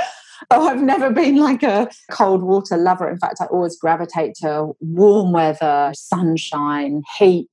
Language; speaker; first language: English; native; English